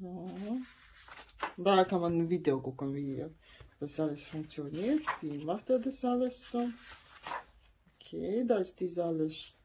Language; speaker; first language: German; non-native, learner; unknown